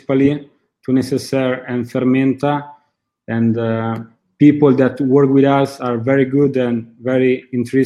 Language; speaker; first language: English; non-native, learner; Italian